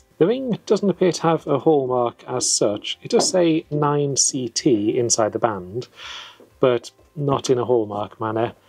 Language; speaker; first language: English; native; English